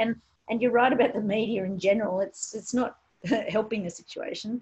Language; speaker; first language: English; native; English